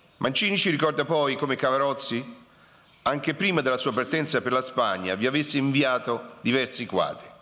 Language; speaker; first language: Italian; native; Italian